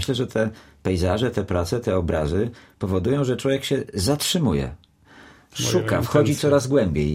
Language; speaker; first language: Polish; native; Polish